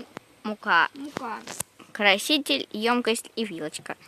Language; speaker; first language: Russian; native; Russian